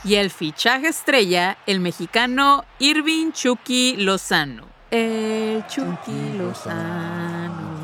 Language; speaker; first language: Spanish; native; Spanish